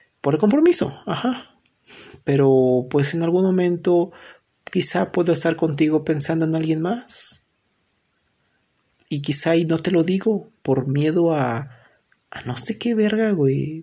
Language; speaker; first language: Spanish; native; Spanish